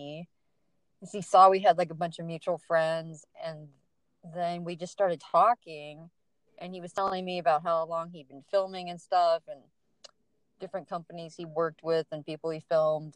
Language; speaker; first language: English; native; English